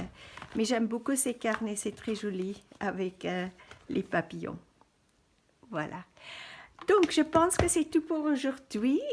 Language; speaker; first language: French; non-native, fluent; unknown